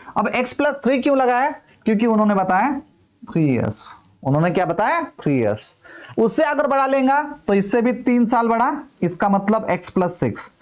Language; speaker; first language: Hindi; non-native, local second language; Marathi